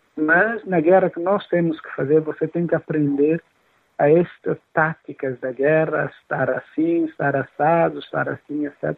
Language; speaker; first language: Portuguese; non-native, local second language; Upper Guinea Crioulo